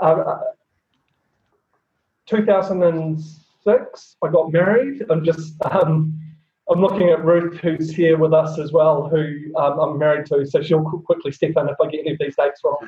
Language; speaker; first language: English; native; English